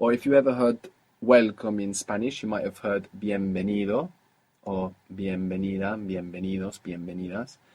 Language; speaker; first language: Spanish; non-native, fluent; English